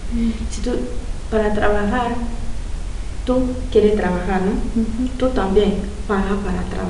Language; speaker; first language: Spanish; non-native, learner; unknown